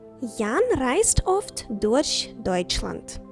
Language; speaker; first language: German; non-native, fluent; Ukrainian